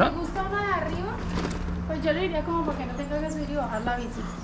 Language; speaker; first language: Spanish; native; Spanish